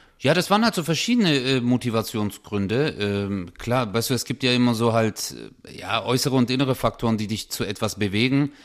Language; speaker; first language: German; early bilingual, other home language; Turkish